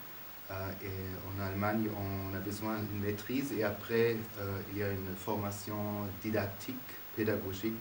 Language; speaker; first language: French; non-native, fluent; German